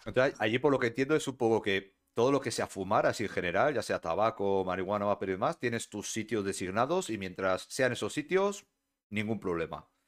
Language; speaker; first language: Spanish; native; Spanish